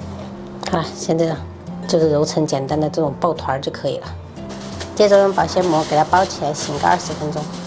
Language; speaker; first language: Chinese; native; Chinese